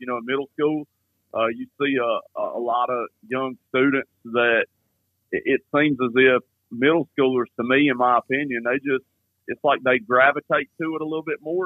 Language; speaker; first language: English; native; English